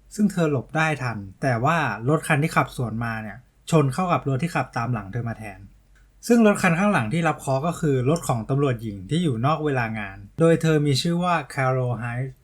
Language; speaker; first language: Thai; native; Thai